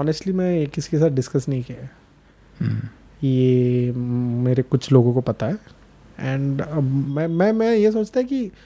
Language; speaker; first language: Hindi; non-native, local second language; Marathi